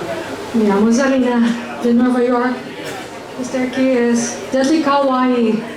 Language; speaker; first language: Spanish; non-native, learner; English